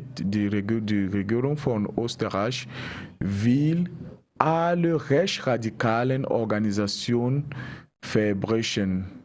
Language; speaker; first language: German; non-native, learner; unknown